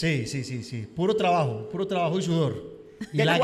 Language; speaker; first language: Spanish; native; Spanish